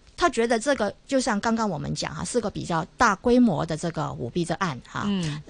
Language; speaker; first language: Chinese; non-native, local second language; Cantonese